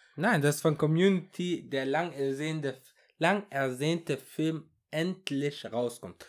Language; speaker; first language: German; early bilingual, other home language; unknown